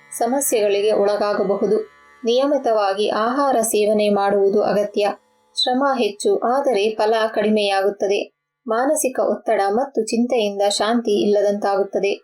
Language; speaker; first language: Kannada; native; Kannada